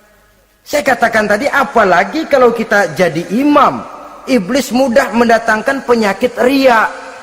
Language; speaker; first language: Indonesian; native; Indonesian